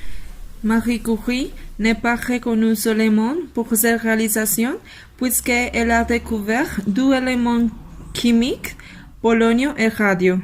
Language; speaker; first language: French; non-native, learner; Spanish